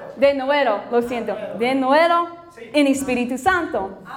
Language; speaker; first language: Spanish; non-native, learner; English